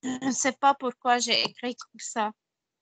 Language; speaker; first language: French; non-native, learner; Arabic